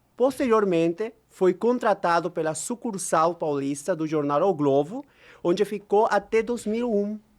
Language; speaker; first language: Portuguese; non-native, fluent; Spanish